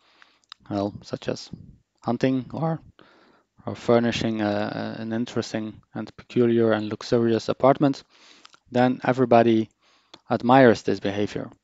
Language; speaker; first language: English; non-native, fluent; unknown